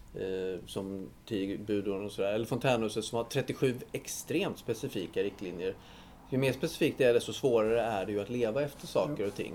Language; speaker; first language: Swedish; native; Swedish